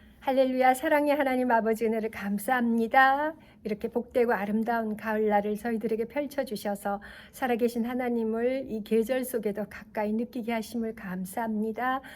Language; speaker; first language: Korean; native; Korean